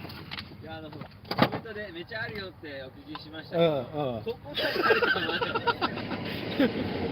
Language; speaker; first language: Japanese; native; Japanese